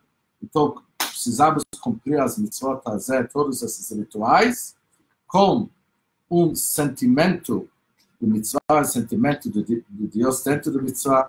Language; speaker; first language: Portuguese; non-native, fluent; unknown